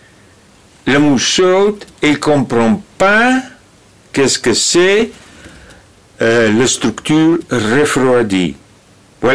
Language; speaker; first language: French; non-native, learner; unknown